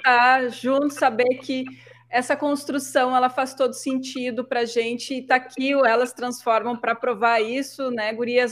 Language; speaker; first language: Portuguese; native; Portuguese